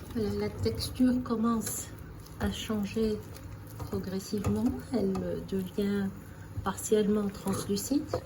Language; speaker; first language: French; non-native, local second language; Arabic